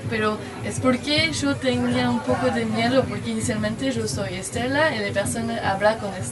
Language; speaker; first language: Spanish; non-native, learner; French